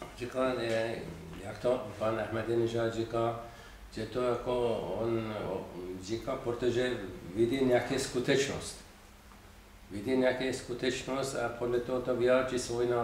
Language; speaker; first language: Czech; non-native, fluent; Persian